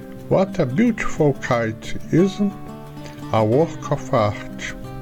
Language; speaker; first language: English; non-native, fluent; Portuguese